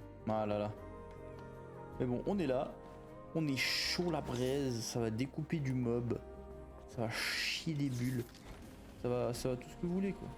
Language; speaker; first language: French; native; French